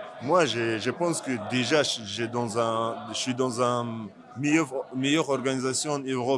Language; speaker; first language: French; non-native, learner; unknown